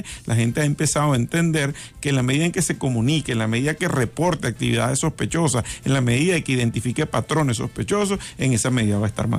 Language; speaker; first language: Spanish; native; Spanish